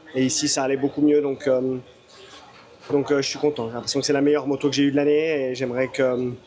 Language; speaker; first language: French; native; French